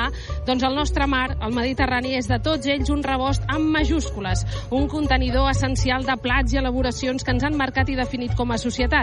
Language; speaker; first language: Catalan; native; Catalan